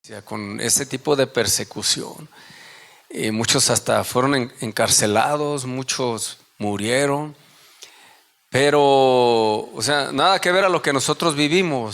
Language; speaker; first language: Spanish; native; Spanish